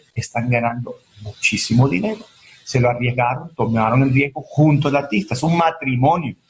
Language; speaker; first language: Spanish; early bilingual, heritage; Spanish